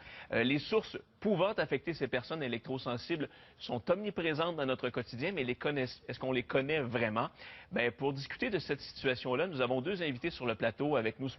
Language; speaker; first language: French; native; French